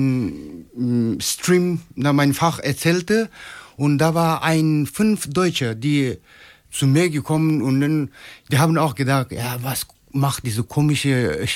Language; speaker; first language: German; non-native, learner; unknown